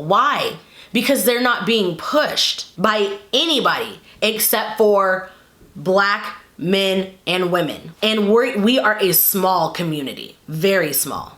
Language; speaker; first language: English; native; English